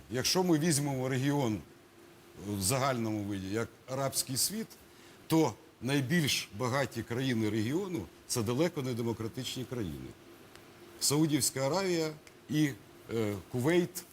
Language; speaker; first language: Ukrainian; non-native, local second language; Russian